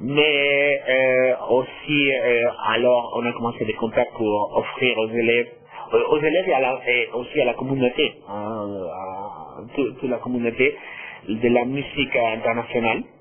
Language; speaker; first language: French; non-native, fluent; Spanish